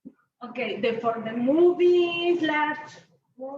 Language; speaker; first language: English; non-native, learner; Spanish